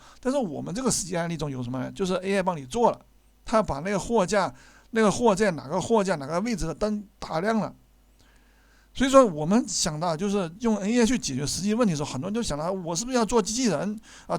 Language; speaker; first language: Chinese; native; Chinese